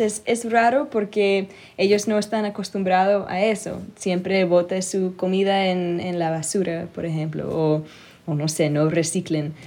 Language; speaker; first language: Spanish; early bilingual, other home language; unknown